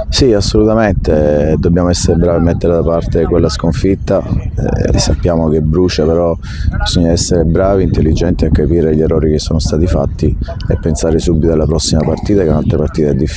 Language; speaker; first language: Italian; native; Italian